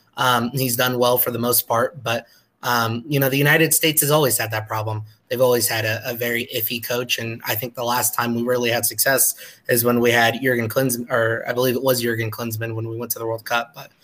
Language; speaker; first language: English; native; English